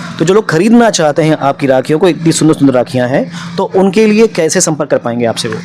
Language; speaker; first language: Hindi; native; Hindi